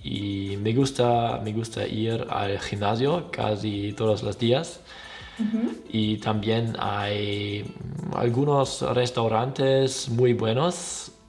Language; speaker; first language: Spanish; non-native, learner; German